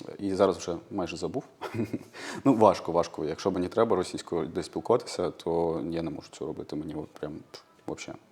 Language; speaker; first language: Ukrainian; non-native, local second language; Russian